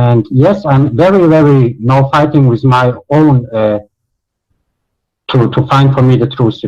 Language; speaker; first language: English; non-native, learner; Bosnian